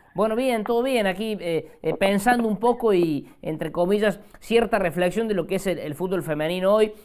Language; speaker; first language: Spanish; native; Spanish